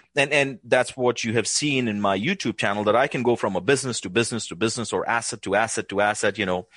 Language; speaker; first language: English; non-native, local second language; Hindi